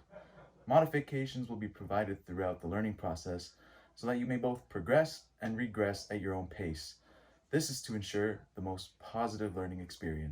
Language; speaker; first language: English; native; English